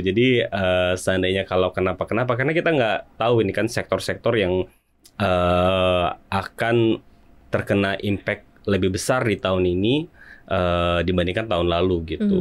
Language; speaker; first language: Indonesian; native; Indonesian